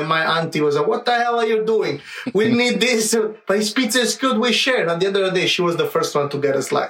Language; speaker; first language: English; non-native, fluent; Italian